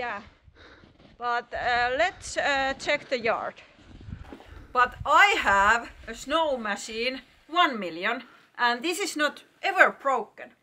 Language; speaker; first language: English; non-native, fluent; Finnish